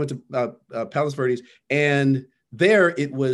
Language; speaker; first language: English; native; English